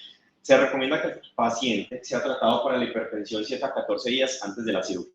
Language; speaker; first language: Spanish; native; Spanish